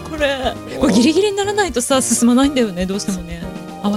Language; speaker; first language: Japanese; native; Japanese